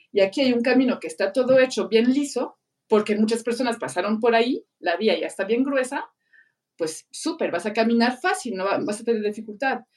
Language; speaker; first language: Spanish; non-native, fluent; French